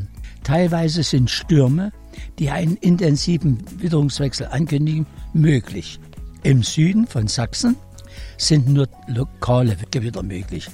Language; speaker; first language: German; native; German